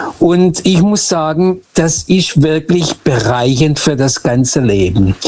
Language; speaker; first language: German; early bilingual, other home language; Portuguese